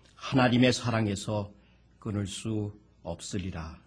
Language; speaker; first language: Korean; native; Korean